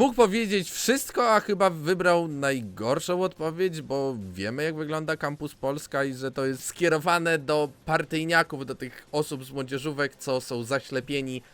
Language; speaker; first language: Polish; native; Polish